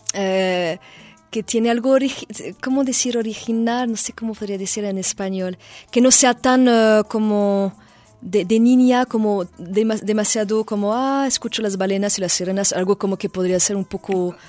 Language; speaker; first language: Spanish; non-native, fluent; French